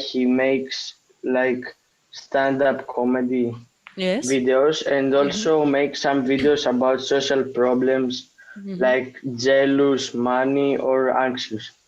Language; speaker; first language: English; non-native, fluent; Greek